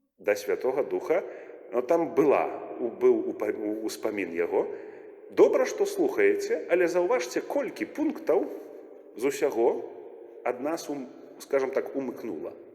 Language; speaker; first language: Belarusian; native; Belarusian